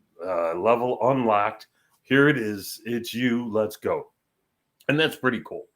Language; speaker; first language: English; native; English